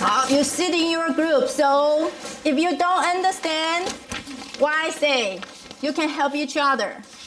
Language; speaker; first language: English; non-native, fluent; Chinese